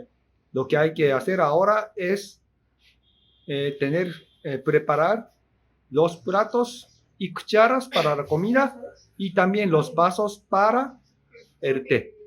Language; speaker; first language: Spanish; non-native, fluent; Japanese